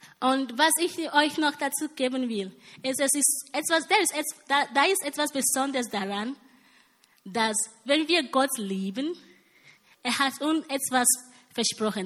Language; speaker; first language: German; non-native, learner; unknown